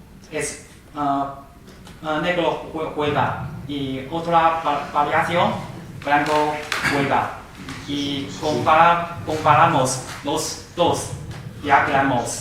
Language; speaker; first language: Spanish; non-native, fluent; Chinese